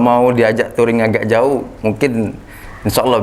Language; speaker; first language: Indonesian; native; Indonesian